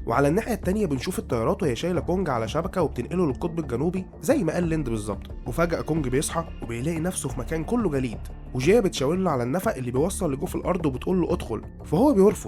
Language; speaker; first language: Arabic; native; Arabic